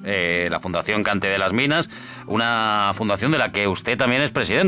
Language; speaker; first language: Spanish; native; Spanish